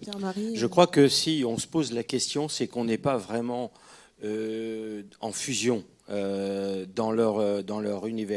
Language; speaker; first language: French; native; French